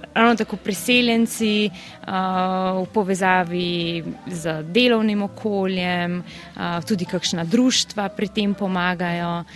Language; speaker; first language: Slovenian; native; Slovenian